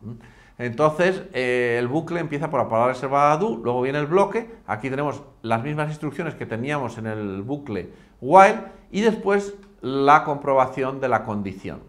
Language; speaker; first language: Spanish; native; Spanish